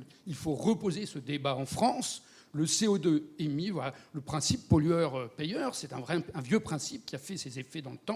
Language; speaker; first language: French; native; French